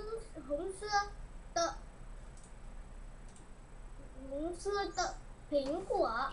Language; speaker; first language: Chinese; non-native, learner; Vietnamese